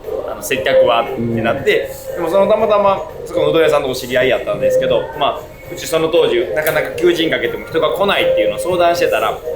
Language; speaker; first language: Japanese; native; Japanese